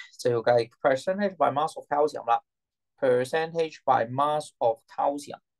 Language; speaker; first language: English; non-native, local second language; Cantonese